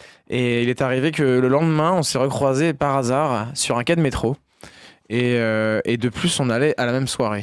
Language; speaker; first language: French; native; French